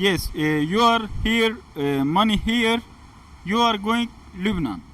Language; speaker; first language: English; non-native, learner; Turkish